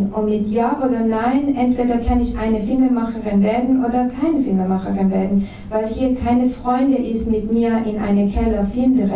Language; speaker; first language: German; non-native, fluent; Persian